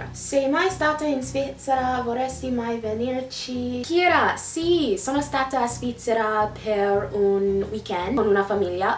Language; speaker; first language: Italian; non-native, fluent; English